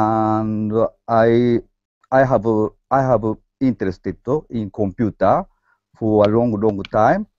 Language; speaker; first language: English; non-native, learner; Japanese